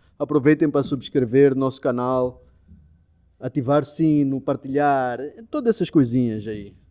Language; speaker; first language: Portuguese; native; Portuguese